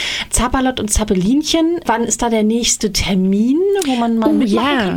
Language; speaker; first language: German; native; German